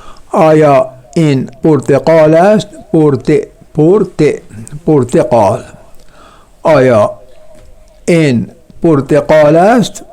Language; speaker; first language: Persian; non-native, fluent; Urdu